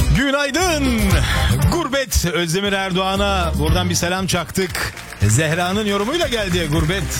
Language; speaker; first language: Turkish; early bilingual, heritage; Turkish